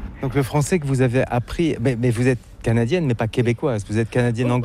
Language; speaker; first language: French; native; French